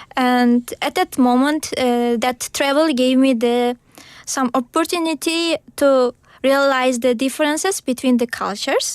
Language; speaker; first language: English; non-native, learner; Uzbek